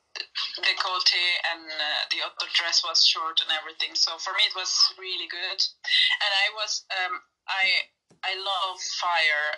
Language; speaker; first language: English; non-native, fluent; Turkish